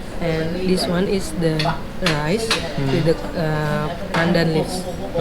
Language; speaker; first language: English; non-native, learner; Indonesian